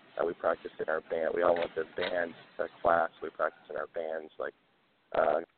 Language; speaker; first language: English; native; English